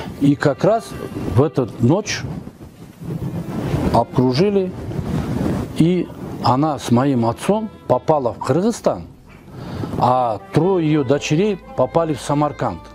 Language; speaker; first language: Russian; non-native, local second language; Turkish